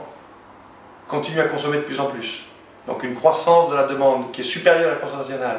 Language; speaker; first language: French; native; French